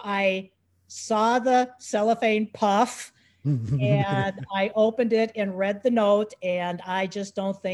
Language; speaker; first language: English; native; English